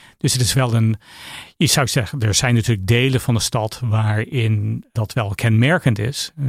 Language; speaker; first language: Dutch; non-native, fluent; English